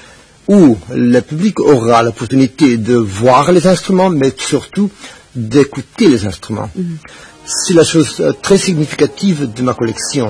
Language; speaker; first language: French; non-native, fluent; Spanish